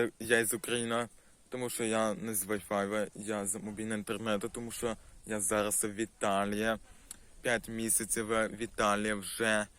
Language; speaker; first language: Ukrainian; non-native, local second language; Russian